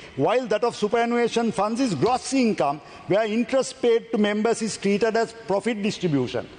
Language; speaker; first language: English; non-native, local second language; Sinhala